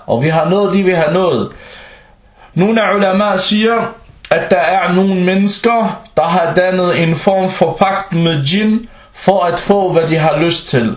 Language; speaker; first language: Danish; early bilingual, other home language; Arabic